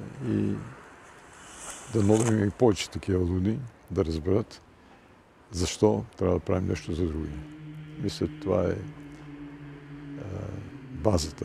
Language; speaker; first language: Bulgarian; early bilingual, heritage; Bulgarian